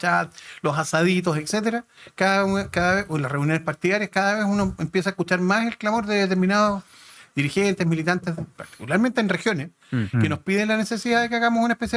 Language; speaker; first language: Spanish; native; Spanish